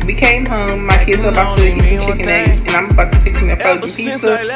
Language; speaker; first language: English; native; English